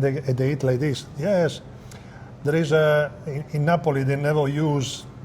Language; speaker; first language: English; non-native, fluent; Italian